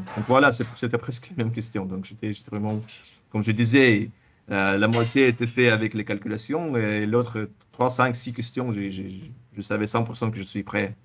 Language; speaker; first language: French; non-native, fluent; Russian